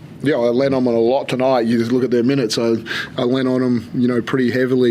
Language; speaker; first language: English; native; English